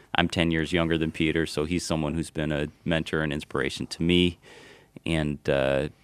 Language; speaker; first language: English; native; English